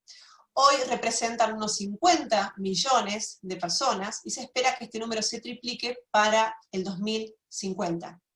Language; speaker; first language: Spanish; native; Spanish